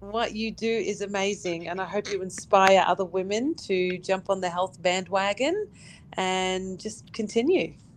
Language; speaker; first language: English; early bilingual, other home language; Arabic